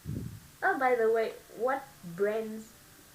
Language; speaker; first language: English; non-native, learner; Vietnamese